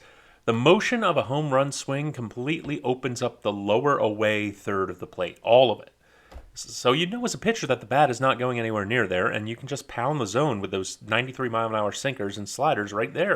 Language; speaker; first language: English; native; English